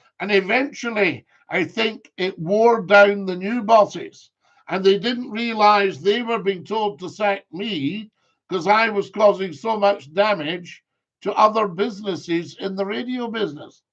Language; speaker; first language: English; native; English